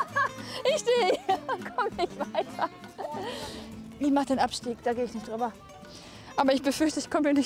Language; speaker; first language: German; native; German